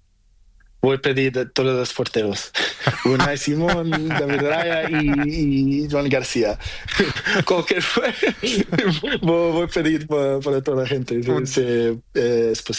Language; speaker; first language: Spanish; non-native, learner; Portuguese